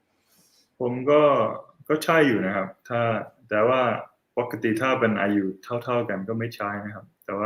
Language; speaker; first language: Thai; non-native, fluent; English